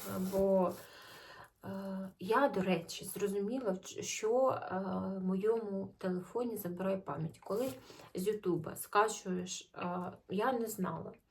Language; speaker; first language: Ukrainian; native; Ukrainian